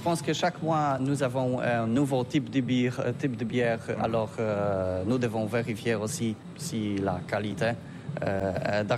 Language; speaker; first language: French; non-native, learner; Polish